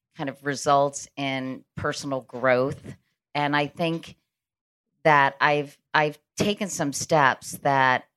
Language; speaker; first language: English; native; English